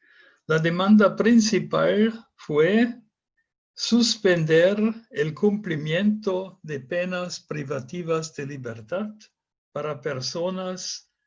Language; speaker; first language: Spanish; non-native, fluent; German